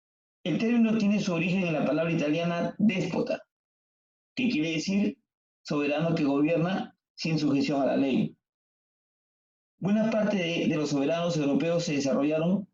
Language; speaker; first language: Spanish; native; Spanish